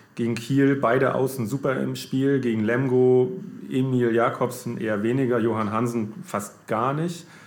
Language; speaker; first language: German; native; German